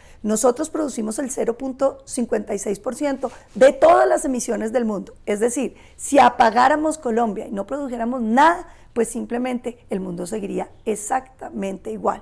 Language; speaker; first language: Spanish; native; Spanish